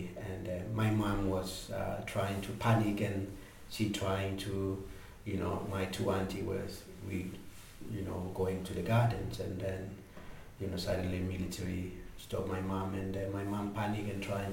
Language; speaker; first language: English; non-native, learner; Indonesian